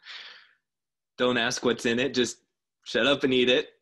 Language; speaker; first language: English; native; English